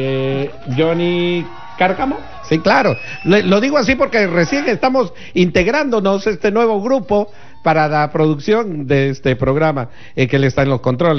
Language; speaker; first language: Spanish; native; Spanish